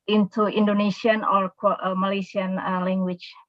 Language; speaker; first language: English; non-native, local second language; Indonesian